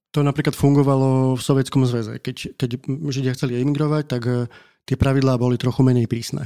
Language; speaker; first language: Slovak; native; Slovak